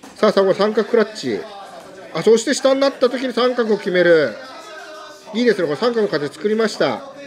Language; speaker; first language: Japanese; native; Japanese